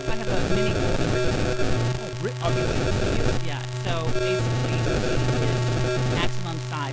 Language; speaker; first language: English; native; English